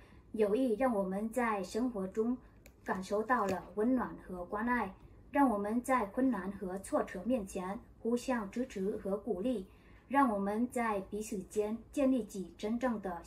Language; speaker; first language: Chinese; non-native, fluent; Vietnamese